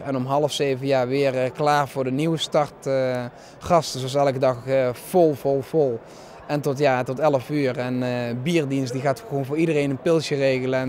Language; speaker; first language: Dutch; non-native, fluent; Spanish